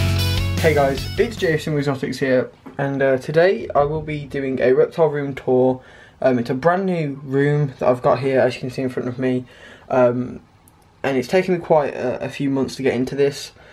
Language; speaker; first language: English; native; English